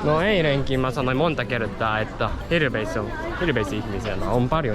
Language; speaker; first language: Finnish; non-native, learner; Japanese